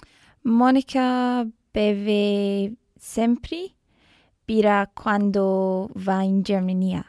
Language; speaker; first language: Italian; non-native, learner; English